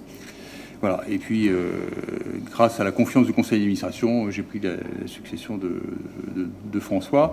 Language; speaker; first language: French; native; French